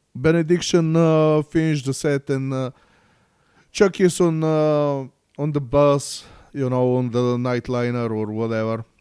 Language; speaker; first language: English; non-native, learner; Bulgarian